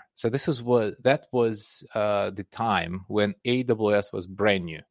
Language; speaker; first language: English; non-native, fluent; Russian